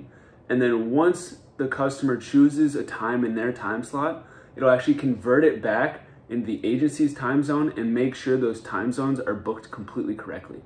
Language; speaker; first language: English; native; English